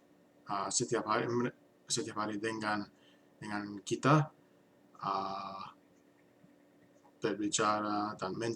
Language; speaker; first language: Indonesian; non-native, learner; English